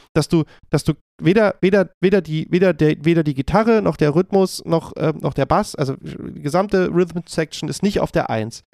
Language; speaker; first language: German; native; German